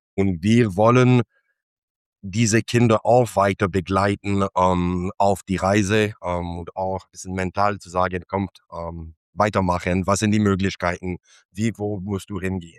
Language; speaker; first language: German; non-native, fluent; English